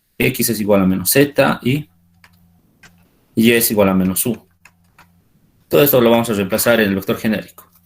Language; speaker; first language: Spanish; native; Spanish